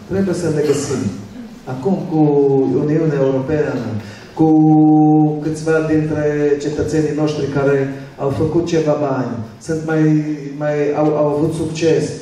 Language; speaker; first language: Romanian; early bilingual, other home language; Hebrew